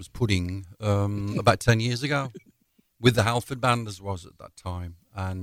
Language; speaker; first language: English; native; English